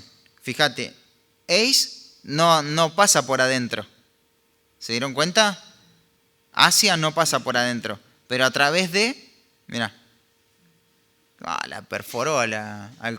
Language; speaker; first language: Spanish; native; Spanish